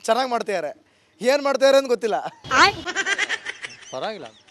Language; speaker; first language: Kannada; native; Kannada